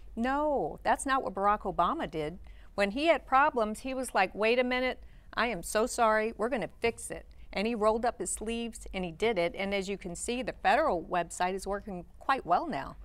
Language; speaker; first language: English; native; English